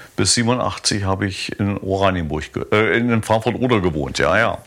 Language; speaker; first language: German; native; German